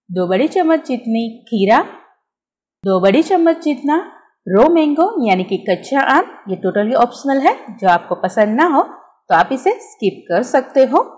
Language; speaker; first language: Hindi; non-native, local second language; Gujarati